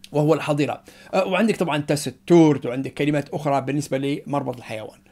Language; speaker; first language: Arabic; non-native, local second language; Berber languages